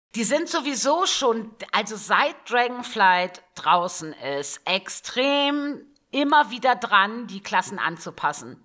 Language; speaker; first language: German; native; German